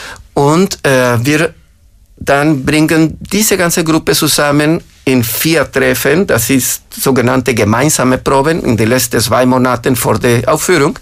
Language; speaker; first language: German; non-native, fluent; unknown